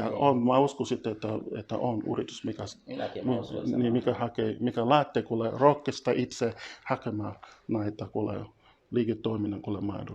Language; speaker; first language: Finnish; non-native, fluent; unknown